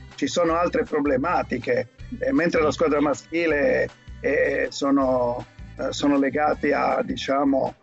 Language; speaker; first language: Italian; native; Italian